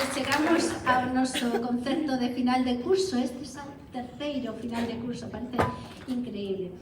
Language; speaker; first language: Galician; non-native, local second language; Spanish